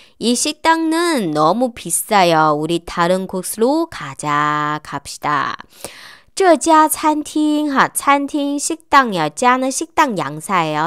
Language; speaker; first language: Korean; non-native, fluent; Chinese